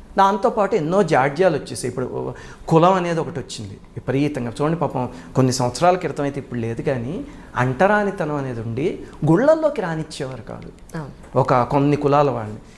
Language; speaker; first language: Telugu; native; Telugu